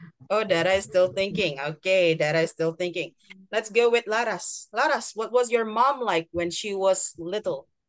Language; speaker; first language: English; non-native, fluent; Indonesian